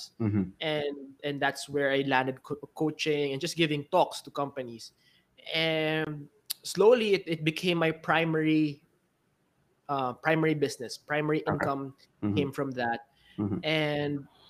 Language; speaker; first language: English; non-native, local second language; Filipino